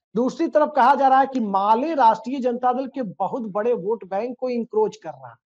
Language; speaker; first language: Hindi; native; Hindi